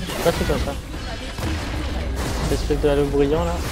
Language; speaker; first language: French; native; French